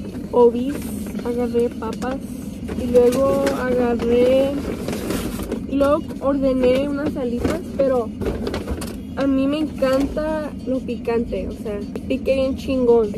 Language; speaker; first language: Spanish; early bilingual, heritage; Spanish